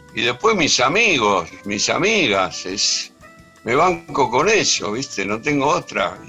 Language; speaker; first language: Spanish; native; Spanish